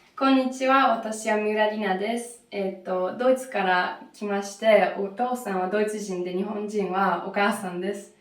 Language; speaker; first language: Japanese; early bilingual, heritage; German